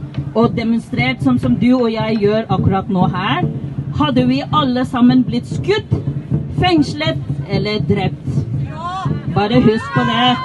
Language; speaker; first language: Norwegian; non-native, fluent; Tibetan